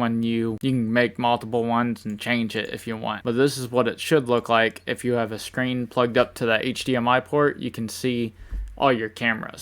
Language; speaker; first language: English; native; English